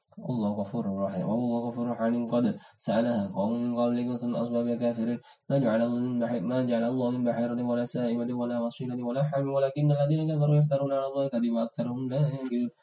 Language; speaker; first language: Arabic; non-native, learner; Indonesian